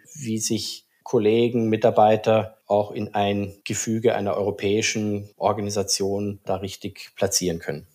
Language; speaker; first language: German; native; German